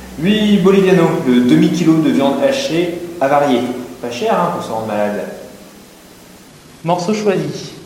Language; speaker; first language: French; native; French